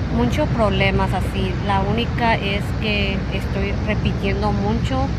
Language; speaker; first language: Spanish; early bilingual, heritage; Spanish